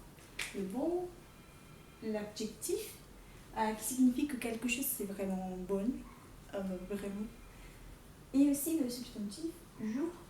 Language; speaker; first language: French; non-native, fluent; Portuguese